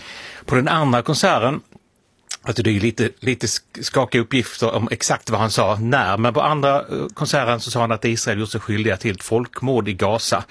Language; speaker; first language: Swedish; native; Swedish